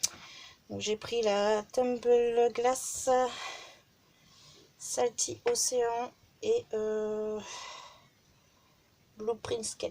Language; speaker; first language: French; native; French